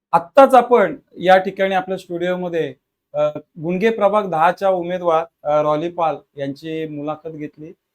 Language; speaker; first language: Marathi; native; Marathi